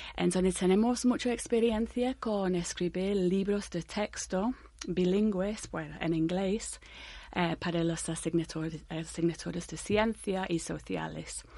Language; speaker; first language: Spanish; non-native, fluent; English